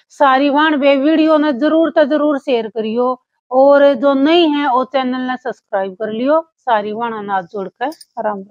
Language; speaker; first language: Hindi; native; Hindi